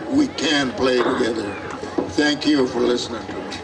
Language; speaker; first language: English; native; English